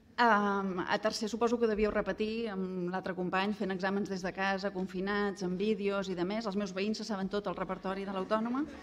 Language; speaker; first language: Catalan; native; Catalan